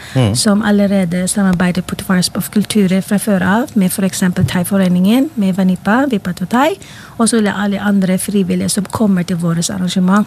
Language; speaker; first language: Norwegian; non-native, fluent; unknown